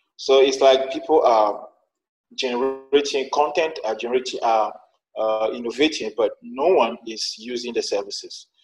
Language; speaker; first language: English; non-native, fluent; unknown